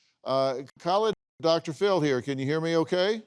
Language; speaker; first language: English; native; English